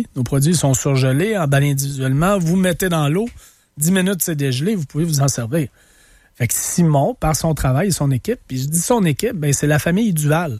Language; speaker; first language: French; native; French